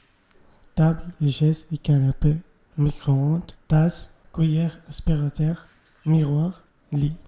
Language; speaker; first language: French; non-native, learner; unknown